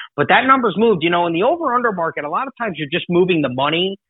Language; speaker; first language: English; native; English